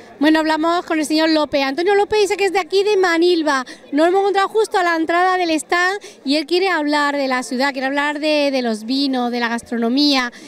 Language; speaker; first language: Spanish; native; Spanish